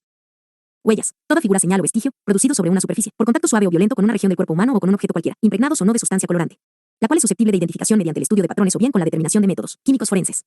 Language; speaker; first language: Spanish; native; Spanish